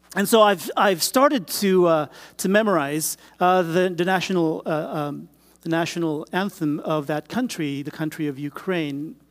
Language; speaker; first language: English; non-native, local second language; Filipino